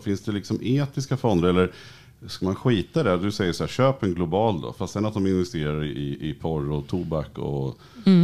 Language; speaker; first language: Swedish; native; Swedish